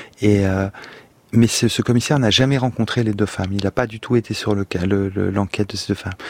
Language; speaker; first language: French; native; French